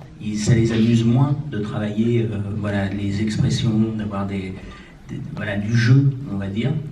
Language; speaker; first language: French; native; French